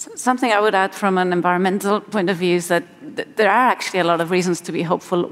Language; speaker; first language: English; non-native, fluent; Spanish